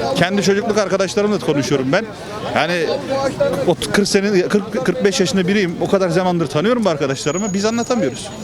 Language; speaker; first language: Turkish; native; Turkish